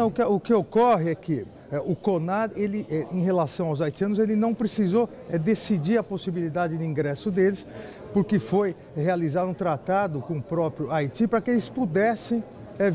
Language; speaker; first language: Portuguese; native; Portuguese